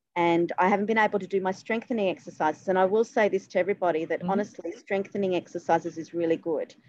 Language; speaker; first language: English; native; English